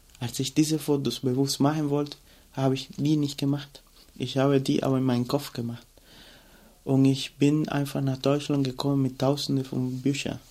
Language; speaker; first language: German; non-native, fluent; Spanish